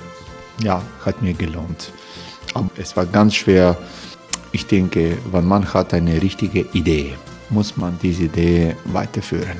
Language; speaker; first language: German; non-native, learner; Croatian